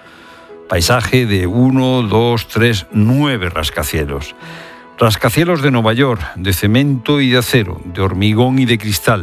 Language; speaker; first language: Spanish; native; Spanish